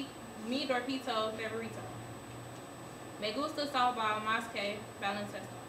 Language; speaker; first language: Spanish; non-native, learner; English